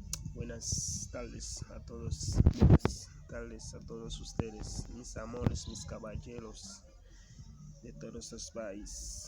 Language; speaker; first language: Spanish; non-native, learner; Haitian Creole